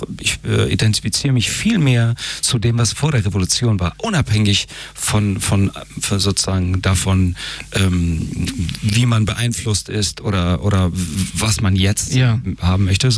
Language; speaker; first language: German; early bilingual, other home language; Persian